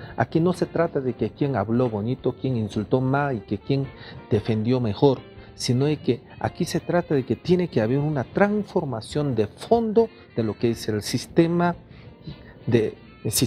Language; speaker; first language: Spanish; non-native, fluent; Korean